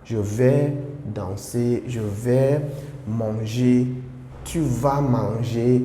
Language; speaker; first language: French; non-native, fluent; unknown